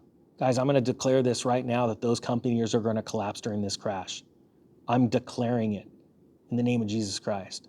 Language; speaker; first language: English; native; English